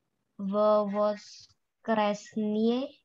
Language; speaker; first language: Russian; non-native, learner; Indonesian